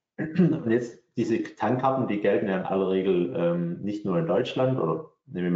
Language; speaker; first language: German; native; German